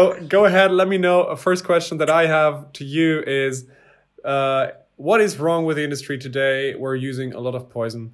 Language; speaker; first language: English; non-native, fluent; German